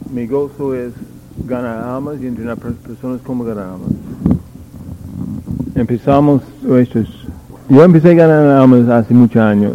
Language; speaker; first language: Spanish; non-native, learner; English